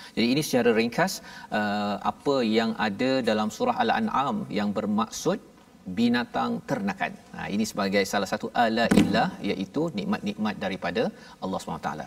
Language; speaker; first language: Malay; native; Malay